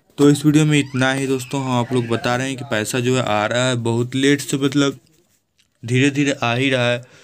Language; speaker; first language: Hindi; native; Hindi